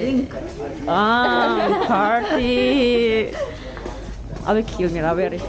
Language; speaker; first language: English; non-native, learner; Indonesian